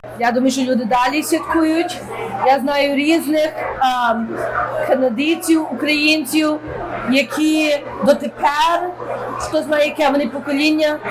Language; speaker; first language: Ukrainian; early bilingual, heritage; Ukrainian